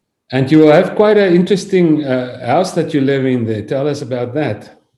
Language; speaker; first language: English; non-native, local second language; Afrikaans